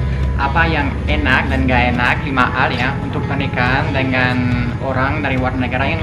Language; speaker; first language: Indonesian; non-native, fluent; French